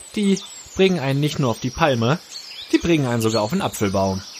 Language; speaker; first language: German; native; German